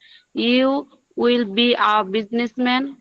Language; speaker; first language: English; non-native, learner; Bangla